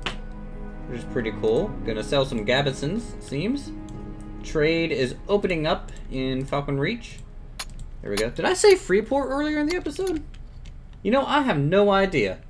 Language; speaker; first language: English; native; English